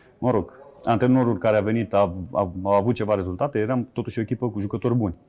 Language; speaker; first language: Romanian; native; Romanian